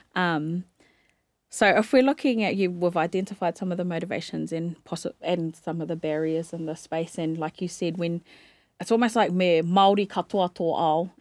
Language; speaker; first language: English; native; English